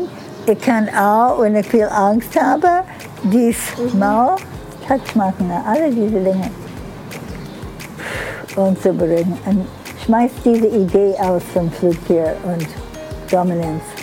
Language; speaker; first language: German; non-native, fluent; English